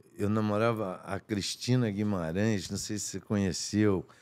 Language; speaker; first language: Portuguese; native; Portuguese